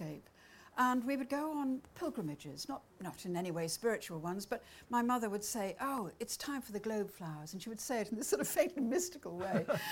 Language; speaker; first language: English; native; English